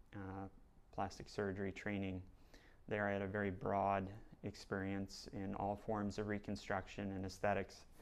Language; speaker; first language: English; native; English